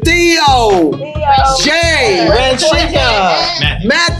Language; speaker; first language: English; native; English